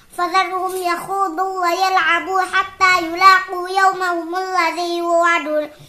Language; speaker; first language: Arabic; non-native, learner; Indonesian